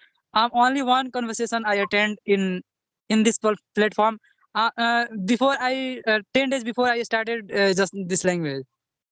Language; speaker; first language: English; non-native, learner; Hindi